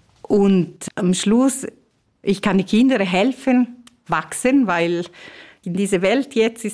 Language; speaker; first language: German; non-native, fluent; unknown